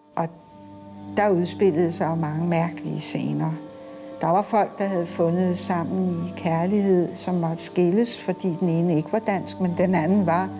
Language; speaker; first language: Danish; native; Danish